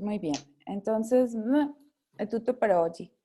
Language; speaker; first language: Italian; non-native, fluent; Spanish